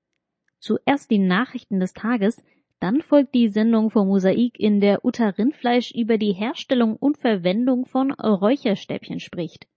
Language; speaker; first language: German; native; German